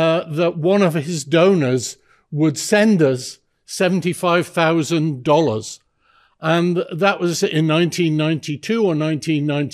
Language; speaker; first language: English; native; English